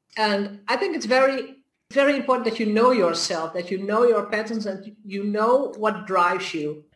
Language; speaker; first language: English; non-native, fluent; Dutch